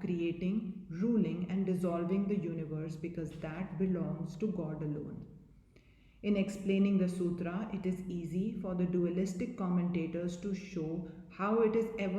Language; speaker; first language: English; non-native, local second language; Hindi